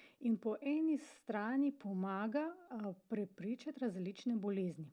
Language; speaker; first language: Slovenian; non-native, fluent; Ukrainian